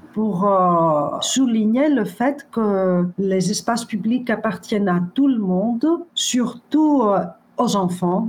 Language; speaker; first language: French; non-native, fluent; Greek